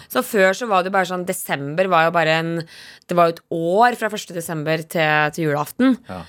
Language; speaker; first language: Norwegian; native; Norwegian